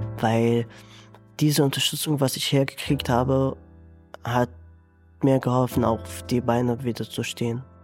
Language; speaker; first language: German; non-native, fluent; Arabic